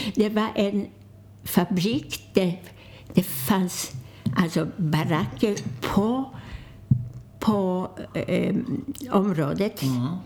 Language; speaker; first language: Swedish; non-native, fluent; Polish